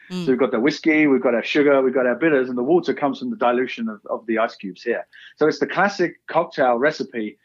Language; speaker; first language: English; native; English